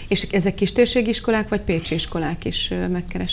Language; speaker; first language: Hungarian; native; Hungarian